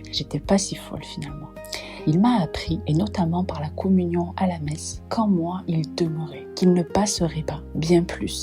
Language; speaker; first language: French; native; French